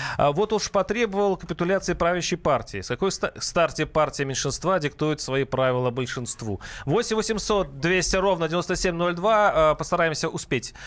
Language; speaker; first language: Russian; native; Russian